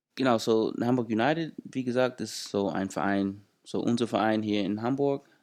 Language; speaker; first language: German; non-native, fluent; English